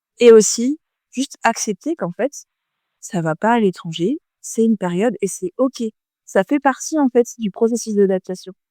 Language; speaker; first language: French; native; French